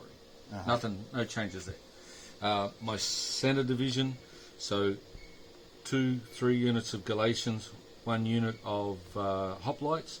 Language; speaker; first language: English; native; English